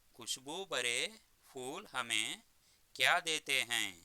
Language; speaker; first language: Hindi; non-native, local second language; Telugu